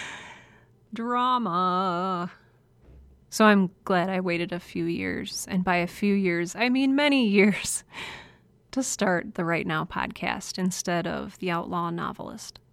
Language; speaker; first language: English; native; English